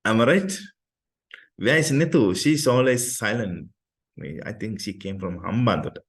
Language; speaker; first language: English; non-native, local second language; Sinhala